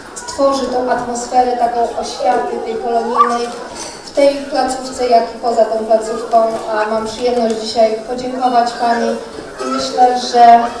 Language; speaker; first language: Polish; native; Polish